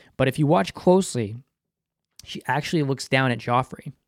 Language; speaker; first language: English; native; English